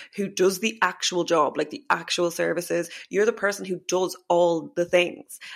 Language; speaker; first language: English; native; English